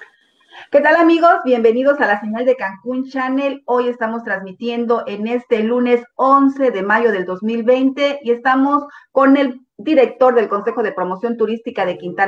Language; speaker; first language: Spanish; native; Spanish